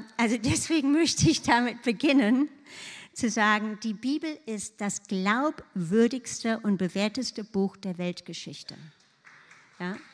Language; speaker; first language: German; non-native, fluent; English